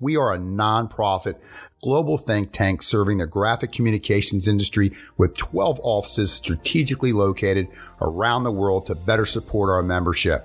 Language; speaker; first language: English; native; English